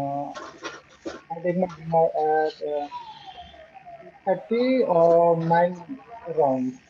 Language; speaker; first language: English; non-native, learner; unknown